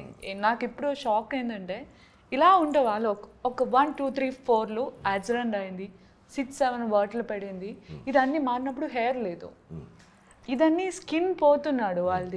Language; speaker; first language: Telugu; non-native, learner; Malayalam